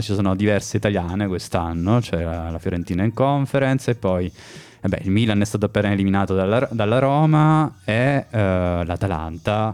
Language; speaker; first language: Italian; native; Italian